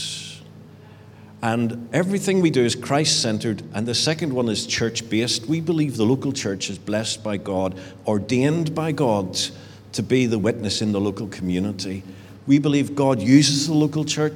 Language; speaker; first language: English; native; English